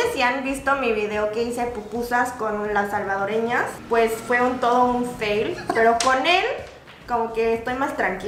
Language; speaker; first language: Spanish; early bilingual, other home language; Korean